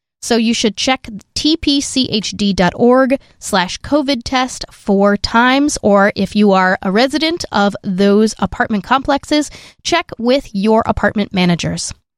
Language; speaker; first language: English; native; English